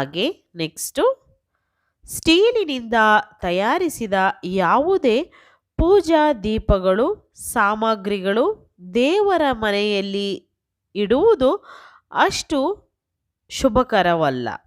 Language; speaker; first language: Kannada; native; Kannada